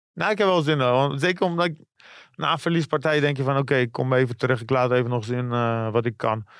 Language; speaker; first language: Dutch; early bilingual, other home language; Persian